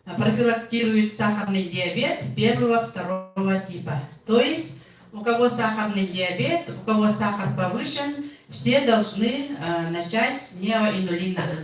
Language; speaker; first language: Russian; non-native, local second language; Yakut